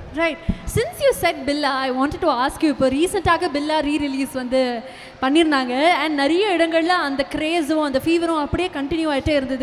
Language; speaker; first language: Tamil; native; Tamil